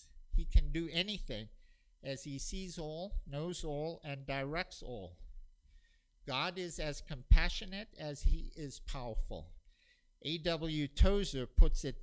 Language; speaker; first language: English; native; English